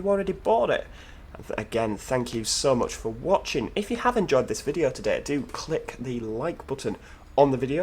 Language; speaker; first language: English; native; English